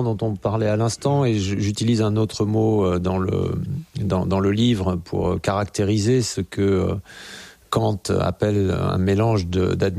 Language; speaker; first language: French; native; French